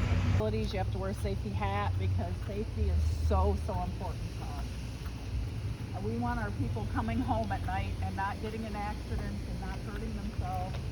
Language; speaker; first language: English; native; English